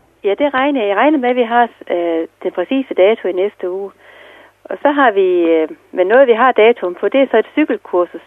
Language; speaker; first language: Danish; native; Danish